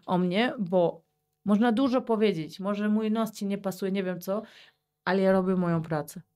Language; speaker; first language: Polish; early bilingual, heritage; Polish